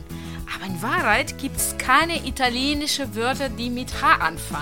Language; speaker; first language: German; non-native, fluent; Italian